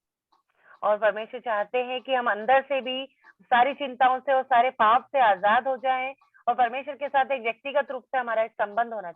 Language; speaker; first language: Hindi; native; Hindi